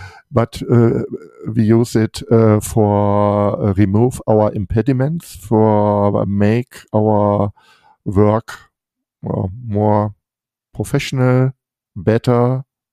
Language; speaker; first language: English; non-native, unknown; German